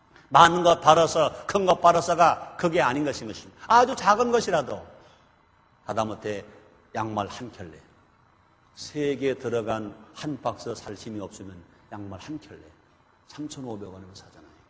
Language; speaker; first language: Korean; native; Korean